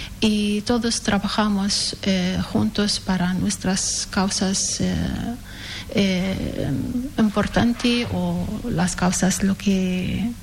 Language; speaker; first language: Spanish; non-native, learner; Arabic